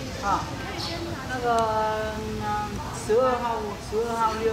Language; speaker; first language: Chinese; non-native, learner; Vietnamese